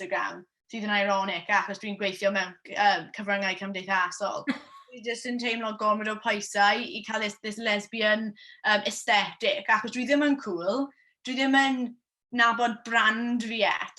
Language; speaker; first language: Welsh; non-native, local second language; English